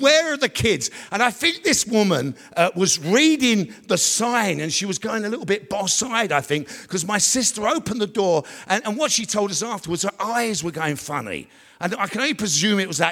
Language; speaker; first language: English; native; English